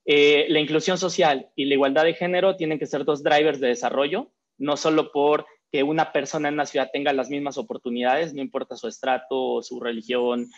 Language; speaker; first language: Spanish; native; Spanish